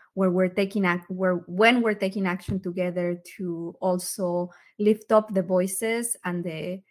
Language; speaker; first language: English; early bilingual, other home language; Spanish